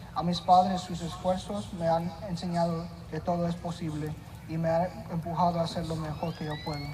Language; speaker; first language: Spanish; early bilingual, heritage; Spanish